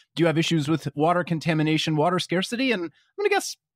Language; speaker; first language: English; native; English